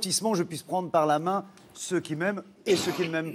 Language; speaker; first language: French; native; French